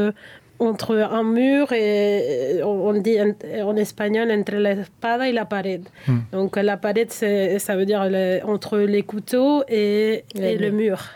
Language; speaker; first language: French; non-native, fluent; Spanish